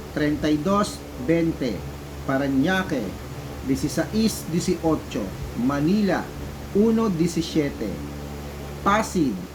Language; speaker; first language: Filipino; native; Filipino